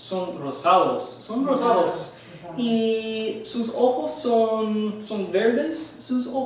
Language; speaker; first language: Spanish; non-native, fluent; English